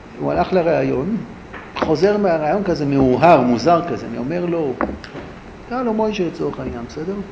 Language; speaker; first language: Hebrew; native; Hebrew